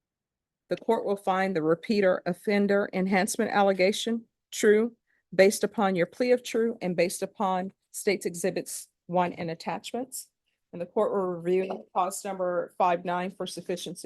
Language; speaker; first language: English; native; English